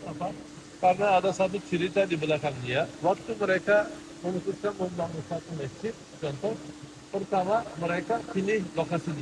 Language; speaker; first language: Indonesian; non-native, fluent; Turkish